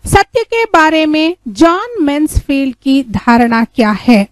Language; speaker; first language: Hindi; non-native, local second language; Kannada